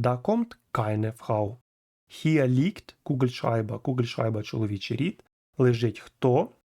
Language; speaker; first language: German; non-native, fluent; Ukrainian